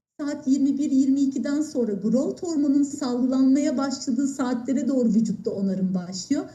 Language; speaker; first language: Turkish; native; Turkish